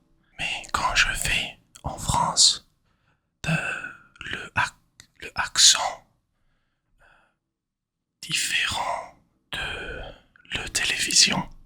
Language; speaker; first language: French; non-native, learner; English